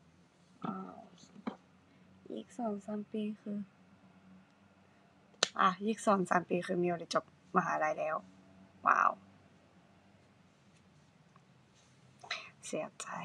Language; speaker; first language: Thai; non-native, learner; Japanese